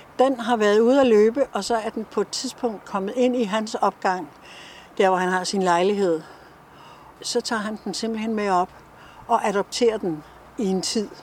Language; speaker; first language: Danish; native; Danish